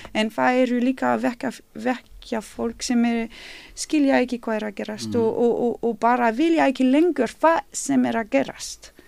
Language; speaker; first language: Icelandic; non-native, fluent; Bosnian